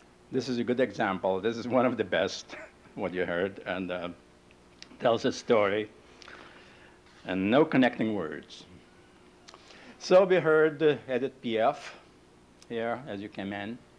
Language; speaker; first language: English; non-native, fluent; Lithuanian